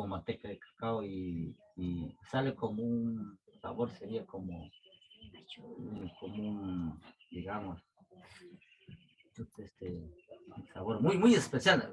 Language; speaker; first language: Spanish; non-native, local second language; Quechua